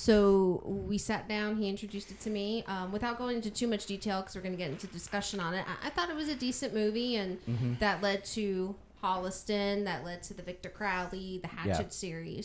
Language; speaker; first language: English; native; English